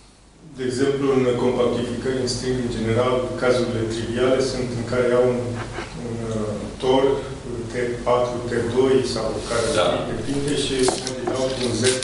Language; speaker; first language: Romanian; native; Romanian